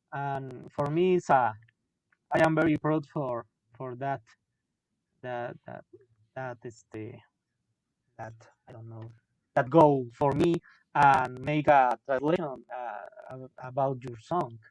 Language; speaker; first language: English; non-native, learner; Spanish